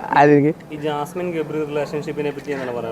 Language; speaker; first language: Malayalam; native; Malayalam